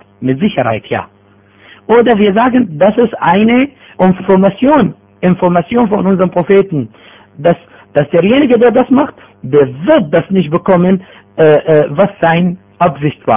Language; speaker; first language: German; non-native, fluent; Arabic